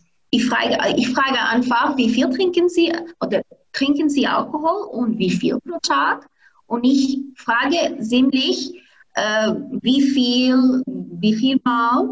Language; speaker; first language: German; non-native, fluent; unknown